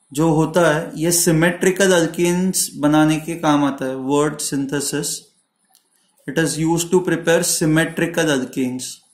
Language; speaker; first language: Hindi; non-native, local second language; Marathi